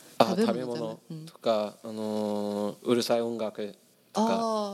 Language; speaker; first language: Japanese; non-native, learner; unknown